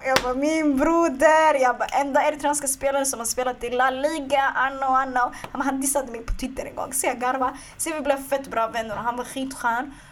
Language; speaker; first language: Swedish; early bilingual, other home language; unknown